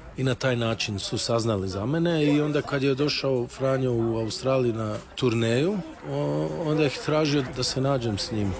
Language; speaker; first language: Croatian; early bilingual, heritage; Croatian